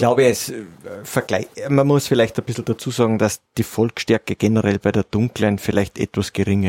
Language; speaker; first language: German; native; German